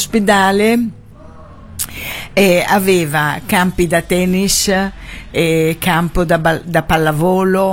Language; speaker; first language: Italian; non-native, fluent; Arabic